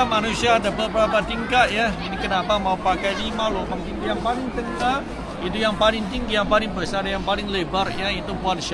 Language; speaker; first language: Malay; non-native, fluent; Chinese